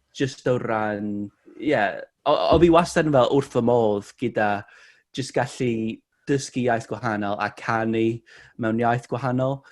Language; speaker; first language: Welsh; non-native, local second language; English